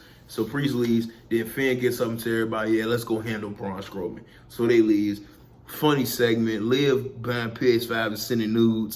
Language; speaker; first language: English; native; English